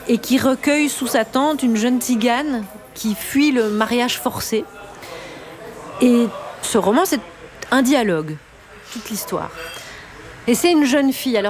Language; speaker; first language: French; native; French